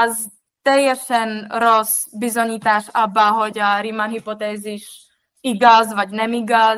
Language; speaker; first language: Hungarian; non-native, fluent; Czech